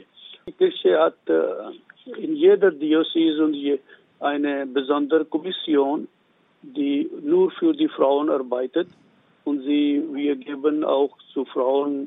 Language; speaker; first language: German; non-native, learner; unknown